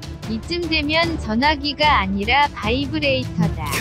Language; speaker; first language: Korean; native; Korean